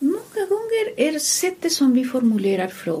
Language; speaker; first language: Swedish; non-native, fluent; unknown